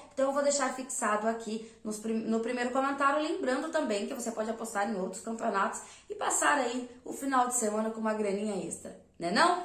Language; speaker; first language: Portuguese; native; Portuguese